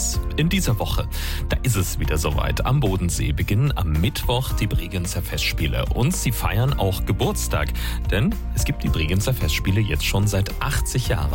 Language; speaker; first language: German; native; German